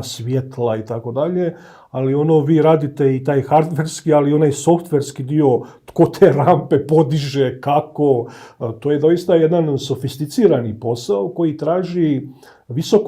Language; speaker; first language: Bosnian; native; Bosnian